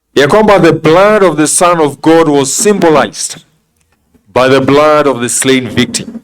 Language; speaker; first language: English; non-native, local second language; Swahili